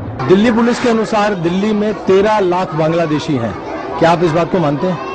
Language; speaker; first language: Hindi; native; Hindi